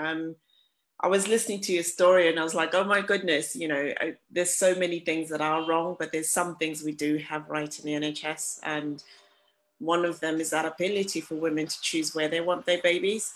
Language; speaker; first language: English; non-native, local second language; Shona